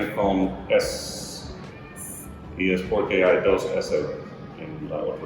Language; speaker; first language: Spanish; non-native, fluent; English